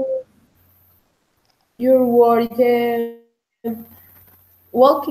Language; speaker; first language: English; non-native, learner; Spanish